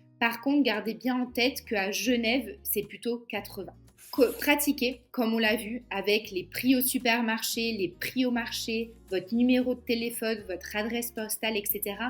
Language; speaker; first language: French; native; French